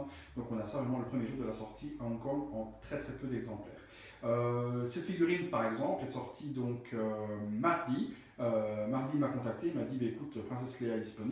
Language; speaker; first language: French; native; French